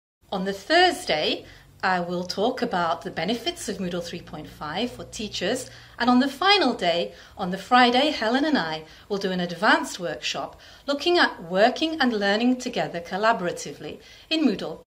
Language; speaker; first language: English; native; English